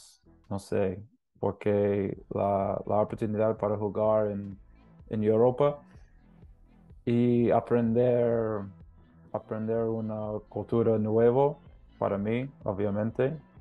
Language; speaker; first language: Spanish; non-native, learner; English